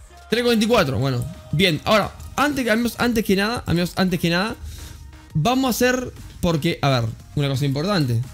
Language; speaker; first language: Spanish; native; Spanish